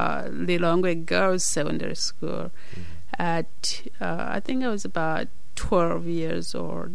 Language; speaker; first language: English; non-native, local second language; Nyanja